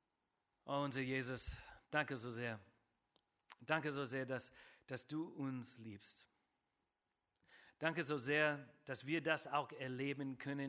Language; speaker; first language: German; non-native, fluent; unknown